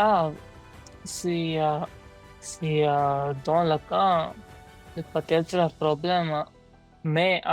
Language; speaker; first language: French; non-native, learner; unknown